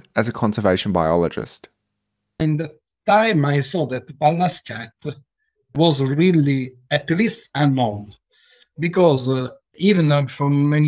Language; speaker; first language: English; non-native, learner; Italian